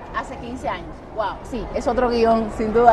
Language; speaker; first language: Spanish; native; Spanish